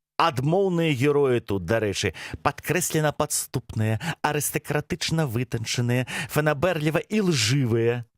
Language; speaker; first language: Belarusian; non-native, local second language; Russian